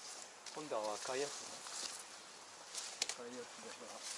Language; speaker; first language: Japanese; native; Japanese